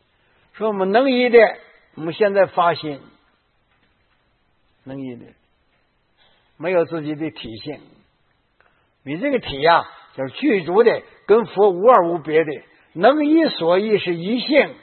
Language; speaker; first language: Chinese; native; Chinese